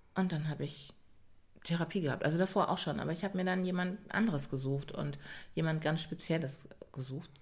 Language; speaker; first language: German; native; German